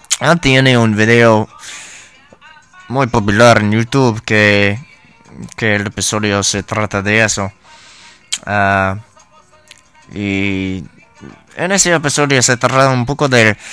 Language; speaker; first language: Spanish; non-native, learner; English